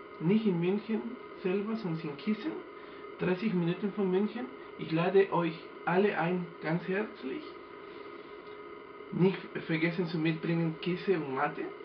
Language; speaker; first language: German; non-native, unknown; Spanish